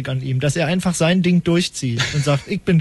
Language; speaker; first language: German; native; German